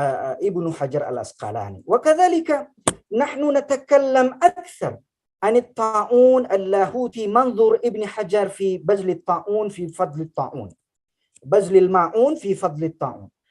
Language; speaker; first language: Arabic; non-native, fluent; Indonesian